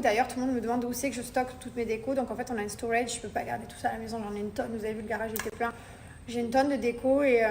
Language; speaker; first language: French; native; French